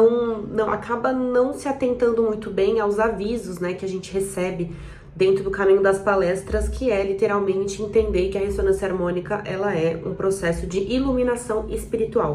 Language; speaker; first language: Portuguese; native; Portuguese